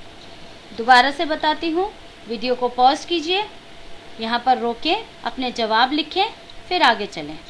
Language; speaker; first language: Hindi; native; Hindi